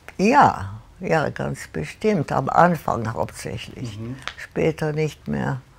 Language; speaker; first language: German; non-native, fluent; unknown